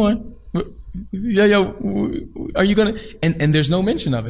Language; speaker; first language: English; native; English